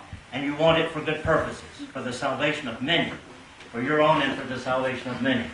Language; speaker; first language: English; native; English